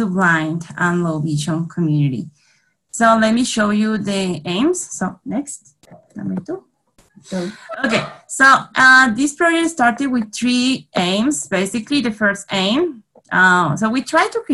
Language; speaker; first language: English; non-native, fluent; Spanish